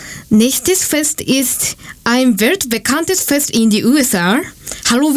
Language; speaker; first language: German; non-native, learner; Japanese